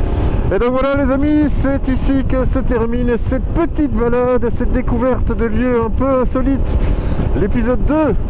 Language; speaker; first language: French; native; French